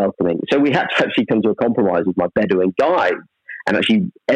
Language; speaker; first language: English; native; English